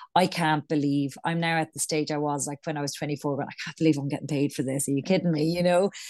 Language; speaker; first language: English; native; English